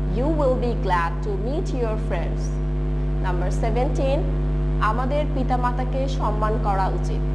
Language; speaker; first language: English; non-native, local second language; Bangla